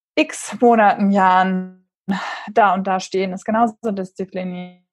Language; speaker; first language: German; native; German